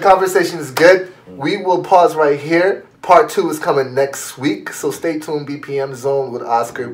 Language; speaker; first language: English; native; English